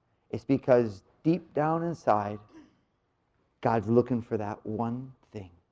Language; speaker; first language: English; native; English